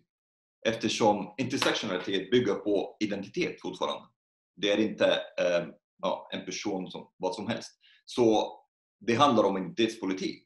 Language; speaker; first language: Swedish; non-native, fluent; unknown